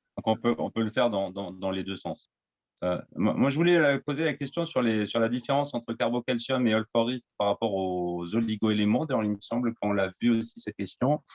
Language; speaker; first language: French; native; French